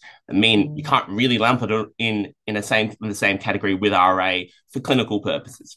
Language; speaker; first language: English; native; English